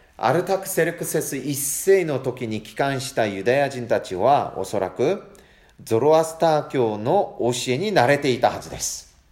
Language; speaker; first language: Japanese; non-native, fluent; Korean